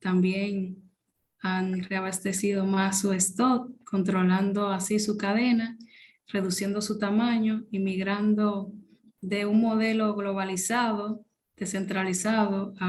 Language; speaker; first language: Spanish; native; Spanish